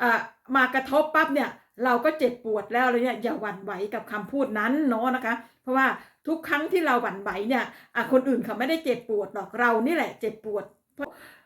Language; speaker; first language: Thai; native; Thai